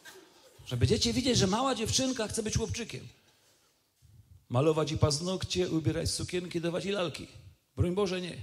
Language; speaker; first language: Polish; native; Polish